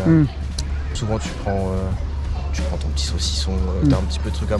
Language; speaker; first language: French; native; French